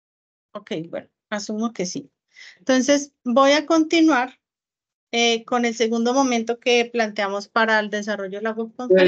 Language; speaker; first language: Spanish; native; Spanish